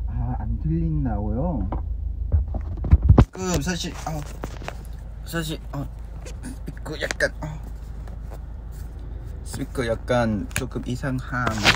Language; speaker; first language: Korean; non-native, fluent; Vietnamese